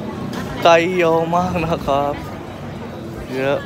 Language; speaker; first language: Thai; non-native, fluent; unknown